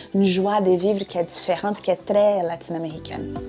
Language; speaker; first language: French; non-native, fluent; Portuguese